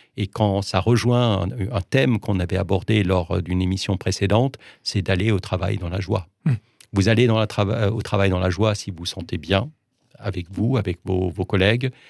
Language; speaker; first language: French; non-native, local second language; Swiss German